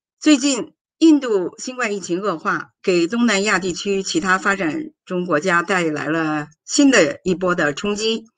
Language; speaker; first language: Chinese; native; Chinese